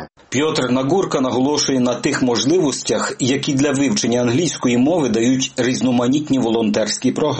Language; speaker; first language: Ukrainian; native; Ukrainian